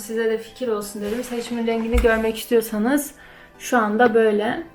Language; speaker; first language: Turkish; early bilingual, other home language; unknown